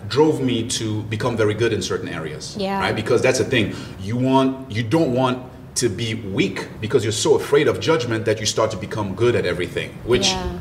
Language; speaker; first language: English; early bilingual, other home language; French